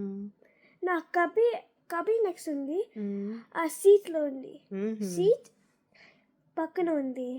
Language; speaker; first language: Telugu; early bilingual, heritage; Telugu